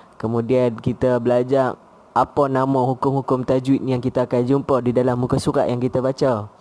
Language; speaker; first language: Malay; native; Malay